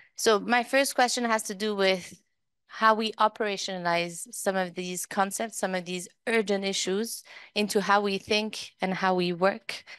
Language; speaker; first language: English; early bilingual, other home language; Persian